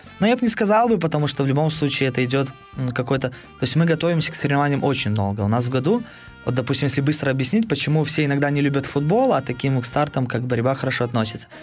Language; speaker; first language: Russian; native; Russian